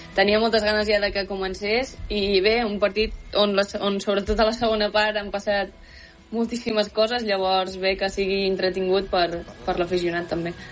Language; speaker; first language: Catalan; native; Catalan